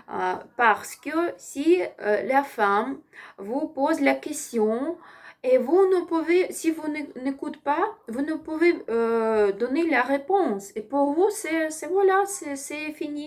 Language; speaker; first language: French; non-native, learner; Ukrainian